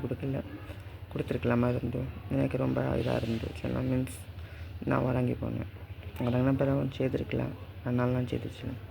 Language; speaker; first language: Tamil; non-native, learner; Malayalam